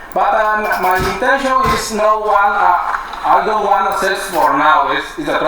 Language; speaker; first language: English; non-native, learner; Spanish